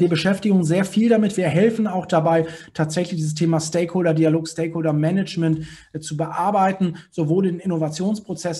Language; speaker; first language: German; native; German